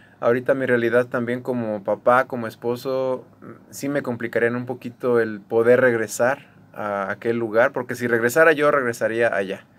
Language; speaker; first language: Spanish; native; Spanish